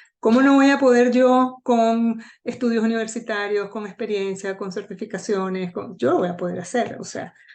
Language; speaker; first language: Spanish; native; Spanish